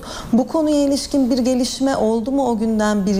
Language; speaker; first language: Turkish; native; Turkish